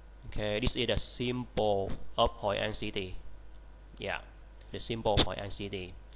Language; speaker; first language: English; non-native, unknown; Vietnamese